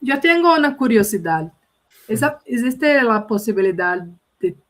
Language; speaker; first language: Spanish; non-native, learner; Portuguese